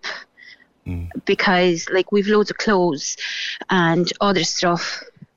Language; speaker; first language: English; non-native, fluent; Polish